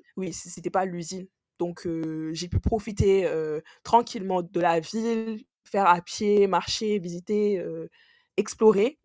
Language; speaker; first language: French; non-native, local second language; Wolof